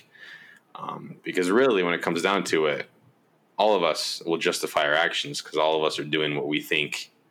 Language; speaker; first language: English; native; English